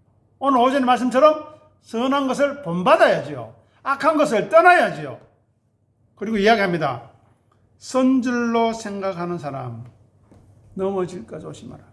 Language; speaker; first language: Korean; native; Korean